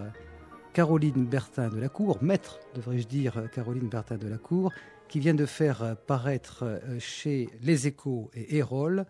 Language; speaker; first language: French; native; French